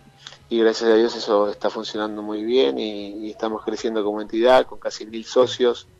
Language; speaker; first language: Spanish; native; Spanish